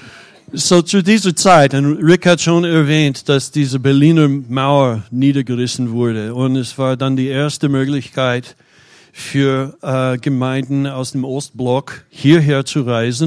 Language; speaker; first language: German; non-native, fluent; English